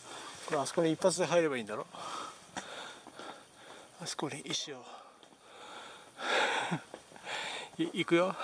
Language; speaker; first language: Japanese; native; Japanese